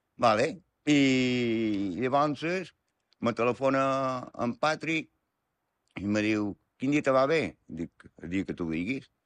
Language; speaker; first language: Catalan; native; Catalan